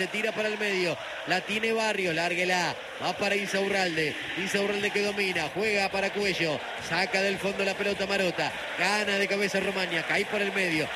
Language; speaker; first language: Spanish; native; Spanish